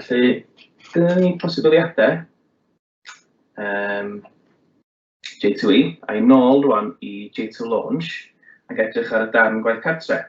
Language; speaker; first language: Welsh; native; Welsh